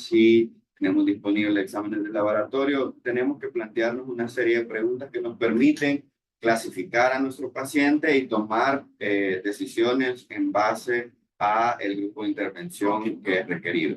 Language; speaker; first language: Spanish; native; Spanish